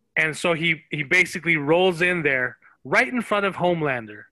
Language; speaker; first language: English; non-native, local second language; Filipino